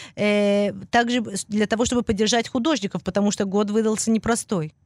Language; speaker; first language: Russian; non-native, fluent; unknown